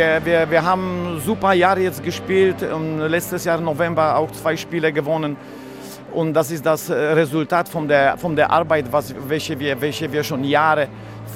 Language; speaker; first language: German; non-native, fluent; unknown